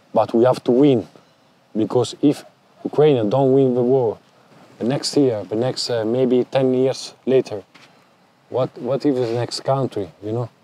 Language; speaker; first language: English; non-native, learner; Italian